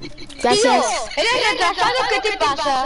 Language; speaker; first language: Spanish; native; Spanish